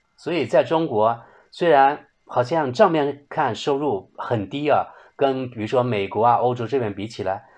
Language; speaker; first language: Chinese; native; Chinese